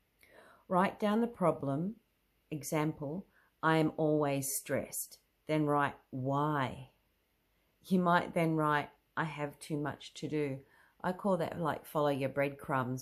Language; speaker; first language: English; native; English